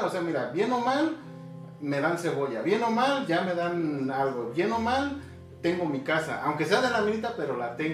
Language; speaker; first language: Spanish; native; Spanish